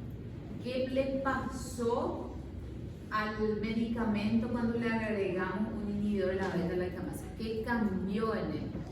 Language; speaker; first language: Spanish; native; Spanish